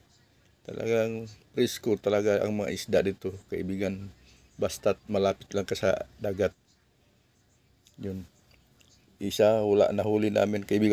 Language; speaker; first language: Filipino; non-native, local second language; Cebuano